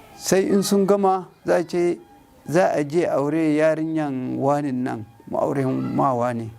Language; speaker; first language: Hausa; non-native, local second language; Arabic